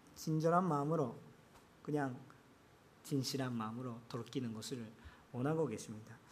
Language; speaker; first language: Korean; non-native, fluent; Japanese